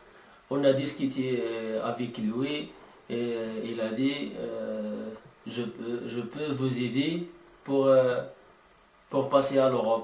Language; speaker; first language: French; non-native, learner; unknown